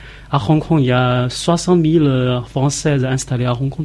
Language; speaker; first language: French; non-native, learner; Chinese